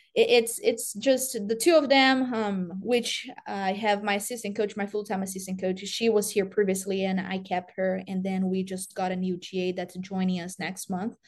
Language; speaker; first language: English; non-native, fluent; Portuguese